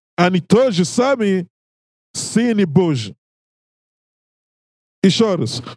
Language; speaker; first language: Russian; non-native, learner; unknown